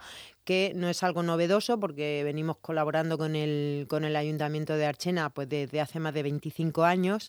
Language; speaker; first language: Spanish; native; Spanish